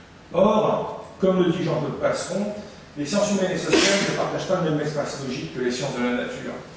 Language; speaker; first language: French; native; French